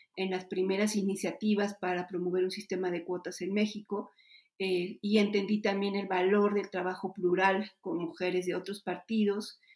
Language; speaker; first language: Spanish; native; Spanish